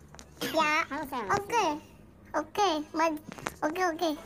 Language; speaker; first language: Korean; non-native, learner; Indonesian